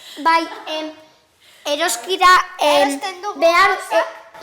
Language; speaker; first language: Basque; non-native, local second language; Spanish